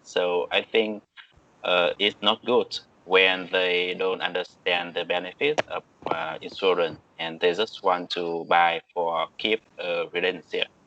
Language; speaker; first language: English; non-native, learner; Vietnamese